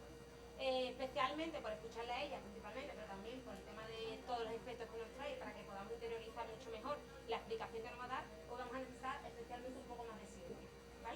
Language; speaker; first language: Spanish; native; Spanish